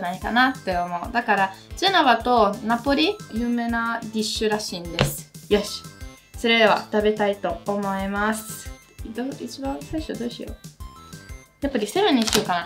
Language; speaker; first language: Japanese; non-native, fluent; Italian